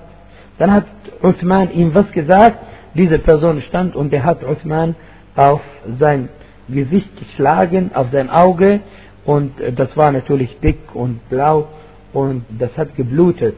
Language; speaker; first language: German; non-native, fluent; Arabic